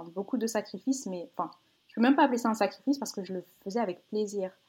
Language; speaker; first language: French; native; French